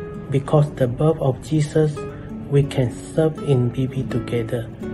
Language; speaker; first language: English; non-native, local second language; Chinese